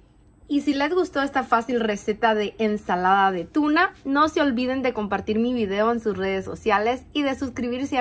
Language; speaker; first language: Spanish; native; Spanish